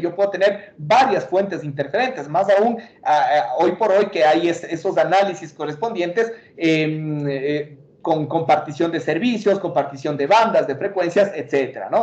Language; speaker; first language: Spanish; native; Spanish